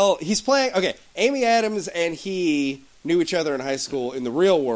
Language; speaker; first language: English; native; English